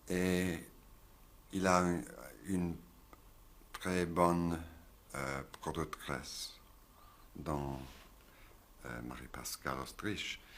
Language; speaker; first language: French; non-native, learner; English